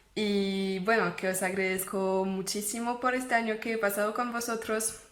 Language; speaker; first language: Spanish; non-native, fluent; French